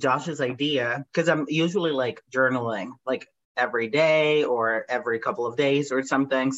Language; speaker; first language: English; non-native, fluent; Spanish